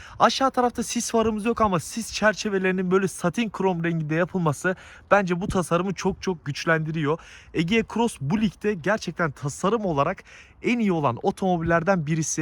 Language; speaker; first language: Turkish; native; Turkish